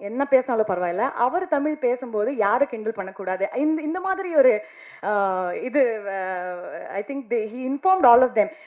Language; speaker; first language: Tamil; non-native, learner; Kannada